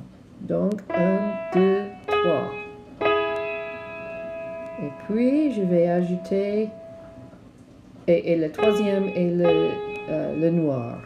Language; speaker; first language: French; non-native, learner; English